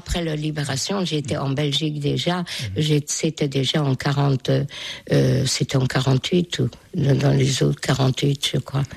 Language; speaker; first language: French; non-native, fluent; Hungarian